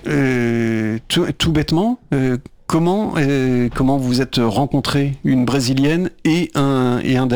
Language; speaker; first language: French; native; French